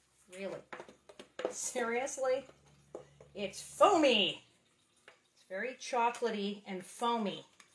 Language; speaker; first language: English; native; English